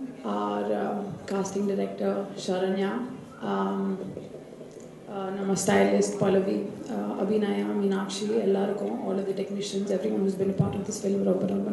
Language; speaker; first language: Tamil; non-native, learner; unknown